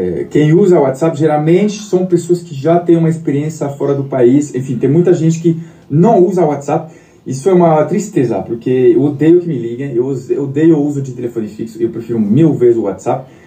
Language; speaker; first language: Portuguese; non-native, fluent; French